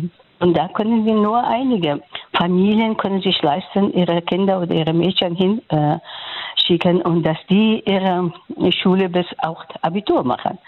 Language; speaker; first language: German; non-native, local second language; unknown